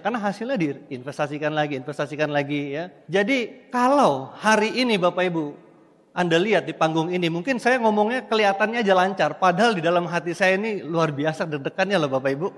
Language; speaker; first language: Indonesian; native; Indonesian